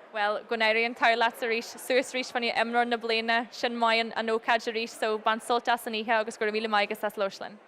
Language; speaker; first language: Irish; native; Irish